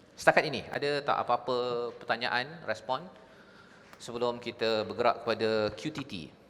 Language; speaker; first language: Malay; native; Malay